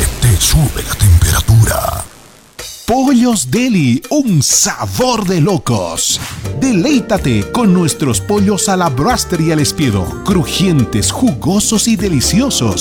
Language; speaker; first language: Spanish; native; Spanish